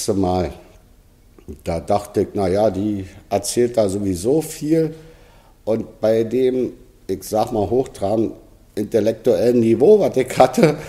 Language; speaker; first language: German; native; German